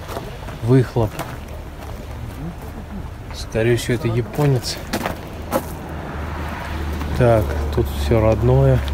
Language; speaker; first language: Russian; native; Russian